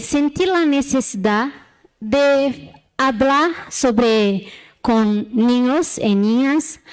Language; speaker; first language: Spanish; non-native, learner; Portuguese